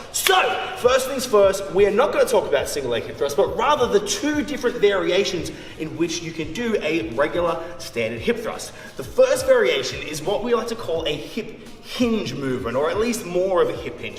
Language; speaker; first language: English; native; English